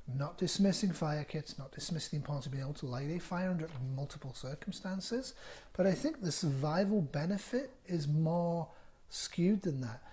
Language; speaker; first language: English; native; English